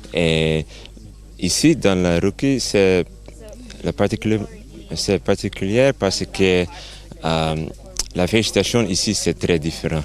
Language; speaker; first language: French; non-native, learner; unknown